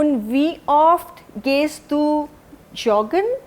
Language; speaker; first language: German; non-native, fluent; Hindi